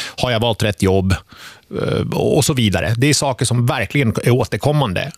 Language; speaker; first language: Swedish; early bilingual, other home language; Finnish